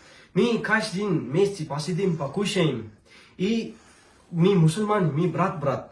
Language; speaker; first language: Russian; non-native, learner; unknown